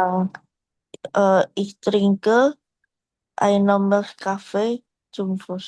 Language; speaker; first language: German; non-native, learner; Indonesian